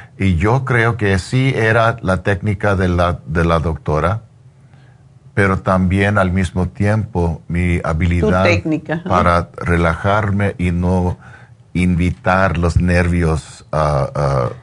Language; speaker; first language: Spanish; non-native, learner; English